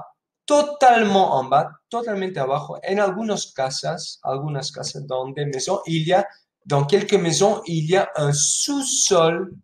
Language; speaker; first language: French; non-native, fluent; Spanish